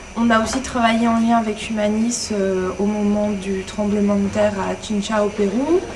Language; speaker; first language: French; native; French